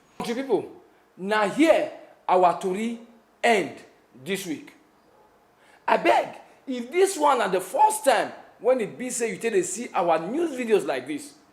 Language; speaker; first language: Nigerian Pidgin; native; Nigerian Pidgin